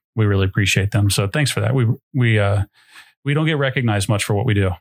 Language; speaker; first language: English; native; English